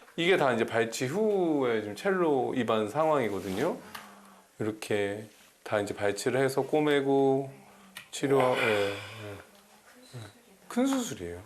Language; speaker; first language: Korean; native; Korean